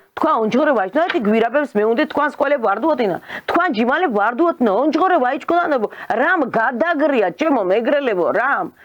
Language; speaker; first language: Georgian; native; Georgian